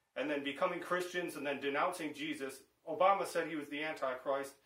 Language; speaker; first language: English; native; English